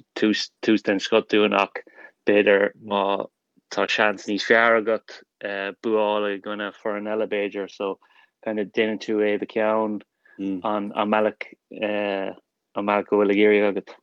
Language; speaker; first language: Irish; non-native, local second language; English